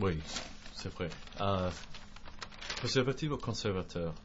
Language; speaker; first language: French; non-native, fluent; English